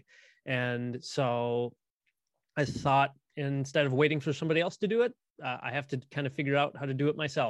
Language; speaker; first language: English; native; English